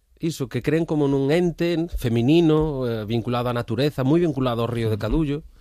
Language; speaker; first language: Galician; native; Galician